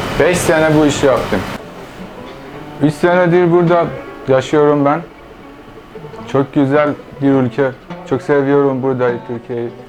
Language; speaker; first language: Turkish; non-native, learner; Persian